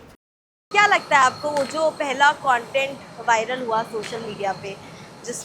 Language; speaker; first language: Hindi; native; Hindi